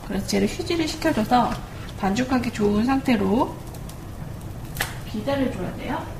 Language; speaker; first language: Korean; native; Korean